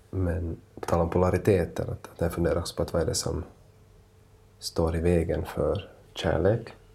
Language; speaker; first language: Swedish; non-native, local second language; Finnish